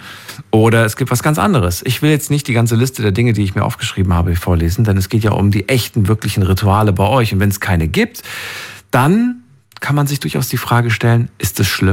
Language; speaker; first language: German; native; German